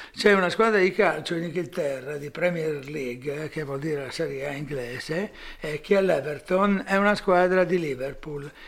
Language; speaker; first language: Italian; native; Italian